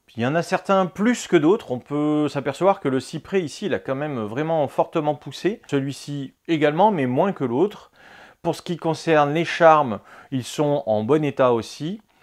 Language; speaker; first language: French; native; French